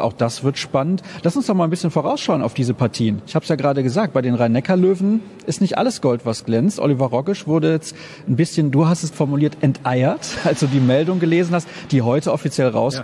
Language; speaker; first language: German; native; German